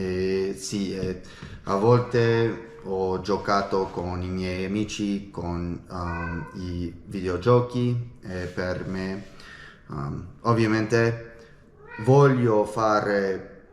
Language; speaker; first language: Italian; non-native, learner; English